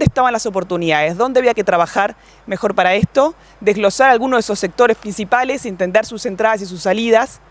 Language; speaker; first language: Spanish; native; Spanish